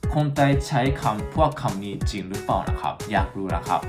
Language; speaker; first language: Thai; non-native, fluent; Japanese